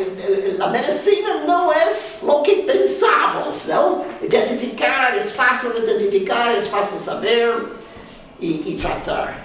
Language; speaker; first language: Spanish; non-native, fluent; Portuguese